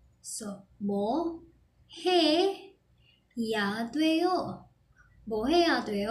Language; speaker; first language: Korean; non-native, fluent; Filipino